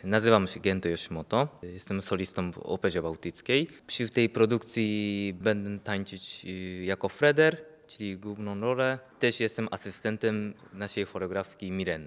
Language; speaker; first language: Polish; non-native, fluent; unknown